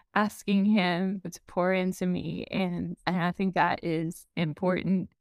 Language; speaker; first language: English; native; English